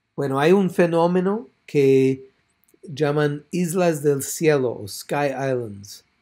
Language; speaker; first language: Spanish; non-native, fluent; English